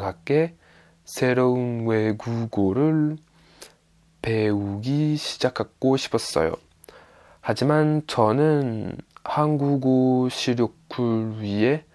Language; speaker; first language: Korean; non-native, learner; French